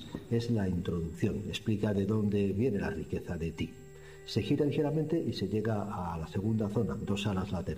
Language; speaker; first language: Spanish; native; Spanish